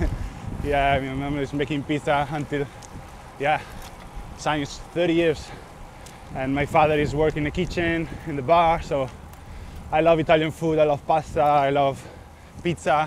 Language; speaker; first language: English; non-native, fluent; Italian